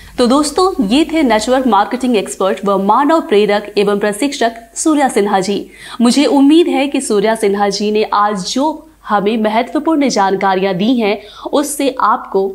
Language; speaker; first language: Hindi; native; Hindi